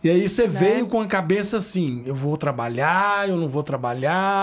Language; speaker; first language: Portuguese; native; Portuguese